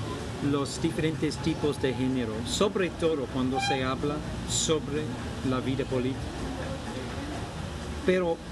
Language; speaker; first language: Spanish; non-native, fluent; English